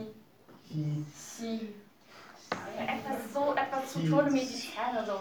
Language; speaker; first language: German; non-native, learner; Chinese